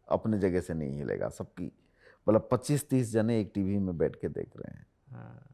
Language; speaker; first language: Hindi; non-native, local second language; Odia